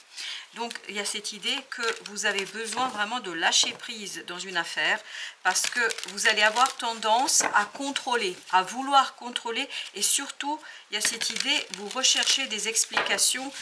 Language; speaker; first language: French; native; French